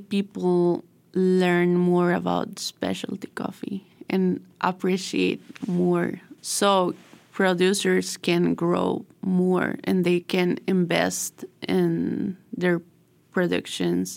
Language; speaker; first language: English; non-native, learner; Spanish